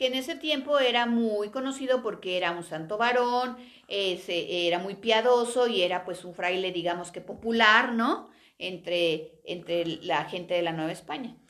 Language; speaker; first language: Spanish; native; Spanish